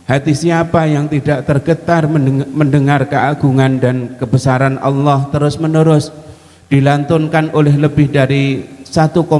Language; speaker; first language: Indonesian; native; Indonesian